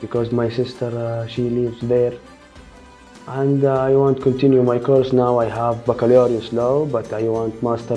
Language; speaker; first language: English; non-native, learner; Arabic